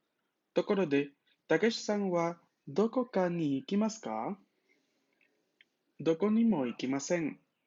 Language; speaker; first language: Japanese; non-native, fluent; Spanish